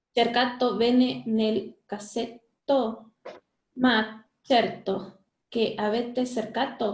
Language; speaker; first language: Italian; non-native, learner; Spanish